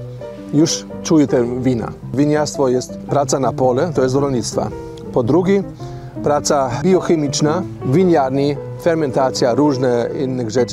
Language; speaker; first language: Polish; non-native, learner; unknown